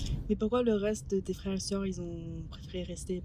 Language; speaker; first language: French; early bilingual, other home language; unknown